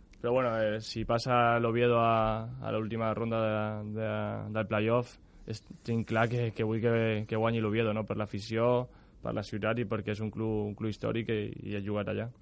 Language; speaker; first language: Catalan; non-native, local second language; Spanish